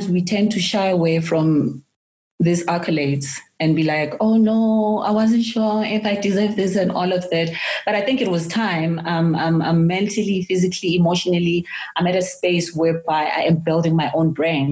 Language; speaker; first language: English; non-native, local second language; Zulu